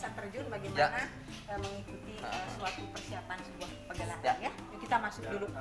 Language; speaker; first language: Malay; non-native, local second language; Sundanese